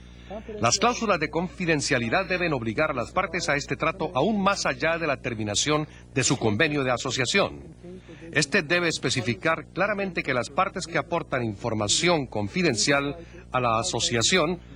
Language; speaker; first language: Spanish; native; Spanish